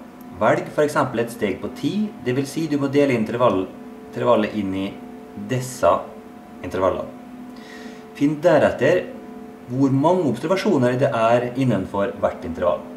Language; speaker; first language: Norwegian; native; Norwegian